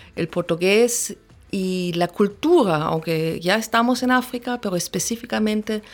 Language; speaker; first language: Spanish; non-native, fluent; German